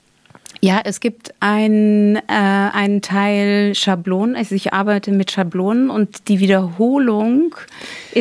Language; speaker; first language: German; non-native, fluent; French